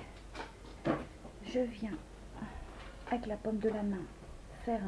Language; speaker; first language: French; native; French